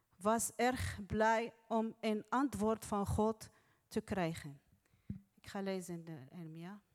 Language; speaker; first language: Dutch; non-native, learner; Arabic